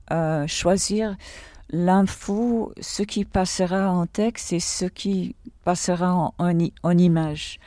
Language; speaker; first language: French; non-native, fluent; English